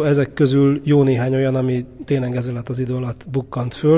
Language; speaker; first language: Hungarian; native; Hungarian